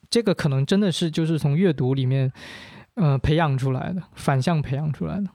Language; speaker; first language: Chinese; non-native, local second language; Min Nan Chinese